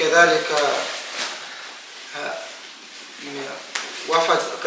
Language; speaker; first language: Arabic; non-native, fluent; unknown